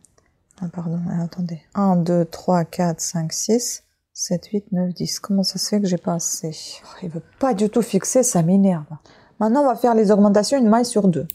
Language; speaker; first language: French; native; French